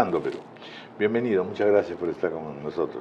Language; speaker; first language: Spanish; native; Spanish